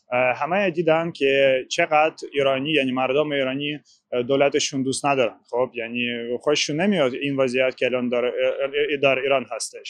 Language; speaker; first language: Persian; non-native, learner; Ukrainian